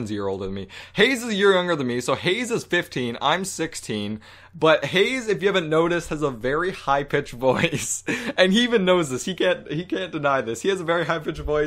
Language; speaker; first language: English; native; English